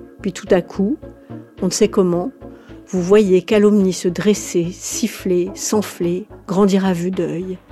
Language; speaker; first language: French; native; French